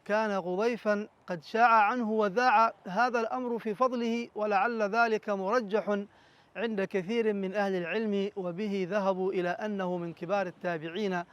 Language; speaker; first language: Arabic; native; Arabic